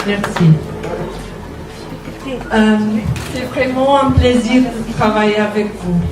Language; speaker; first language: French; non-native, learner; Portuguese